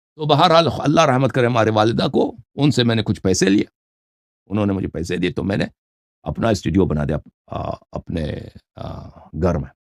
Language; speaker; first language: Urdu; non-native, fluent; Persian